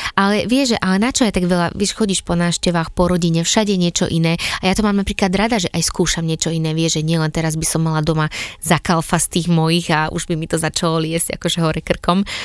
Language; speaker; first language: Slovak; native; Slovak